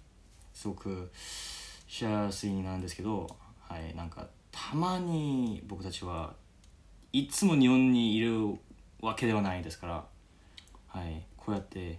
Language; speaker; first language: Japanese; non-native, fluent; Korean